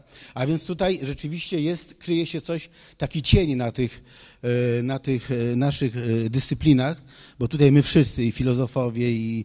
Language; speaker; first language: Polish; native; Polish